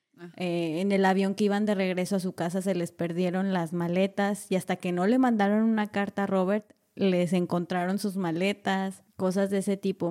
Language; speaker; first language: Spanish; native; Spanish